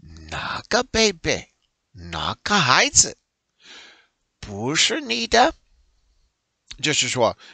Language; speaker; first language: Chinese; non-native, learner; English